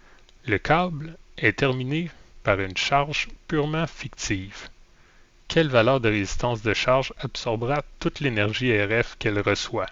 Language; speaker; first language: French; native; French